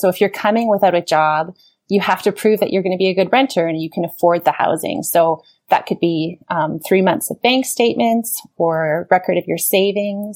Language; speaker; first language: English; native; English